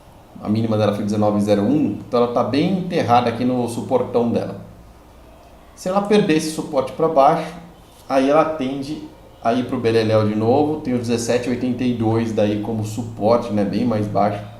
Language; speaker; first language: Portuguese; native; Portuguese